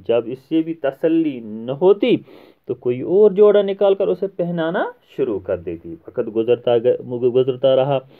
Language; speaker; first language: Urdu; non-native, local second language; Kashmiri